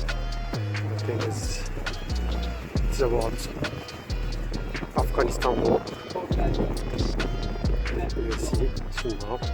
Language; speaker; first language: English; non-native, fluent; Turkish